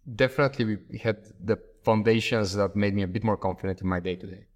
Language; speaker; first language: English; non-native, fluent; Bulgarian